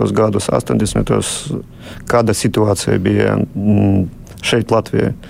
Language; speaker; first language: Latvian; non-native, local second language; Russian